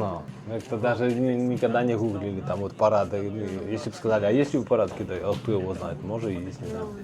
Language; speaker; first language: Russian; native; Russian